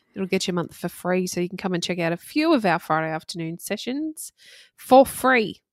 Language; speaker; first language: English; native; English